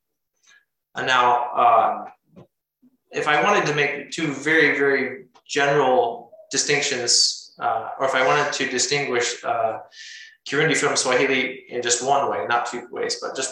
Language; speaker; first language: English; native; English